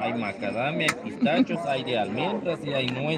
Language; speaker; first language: Spanish; native; Spanish